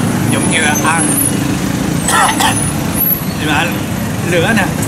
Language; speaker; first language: Vietnamese; non-native, learner; Japanese